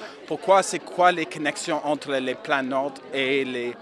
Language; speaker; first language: French; non-native, learner; English